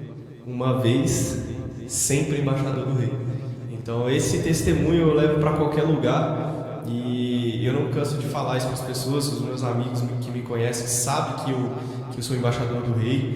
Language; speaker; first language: Portuguese; native; Portuguese